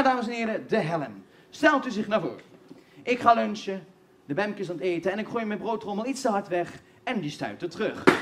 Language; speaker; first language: Dutch; native; Dutch